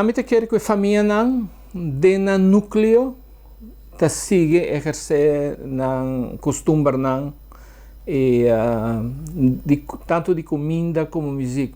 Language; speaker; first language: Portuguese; early bilingual, heritage; Portuguese